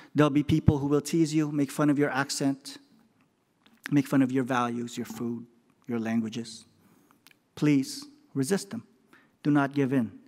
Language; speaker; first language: English; non-native, local second language; Filipino